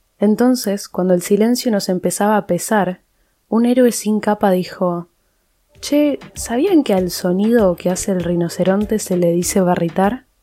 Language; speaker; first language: Spanish; native; Spanish